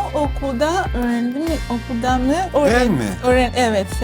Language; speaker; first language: Turkish; non-native, learner; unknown